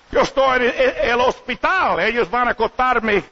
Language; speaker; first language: Spanish; non-native, learner; English